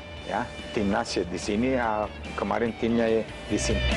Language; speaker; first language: Indonesian; non-native, fluent; Serbian